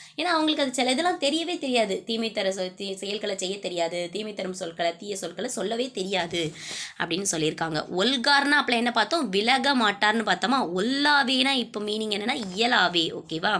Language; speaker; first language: Tamil; native; Tamil